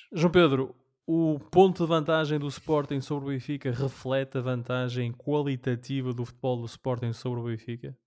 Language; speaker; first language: Portuguese; early bilingual, heritage; Portuguese